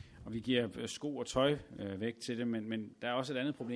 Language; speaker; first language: Danish; native; Danish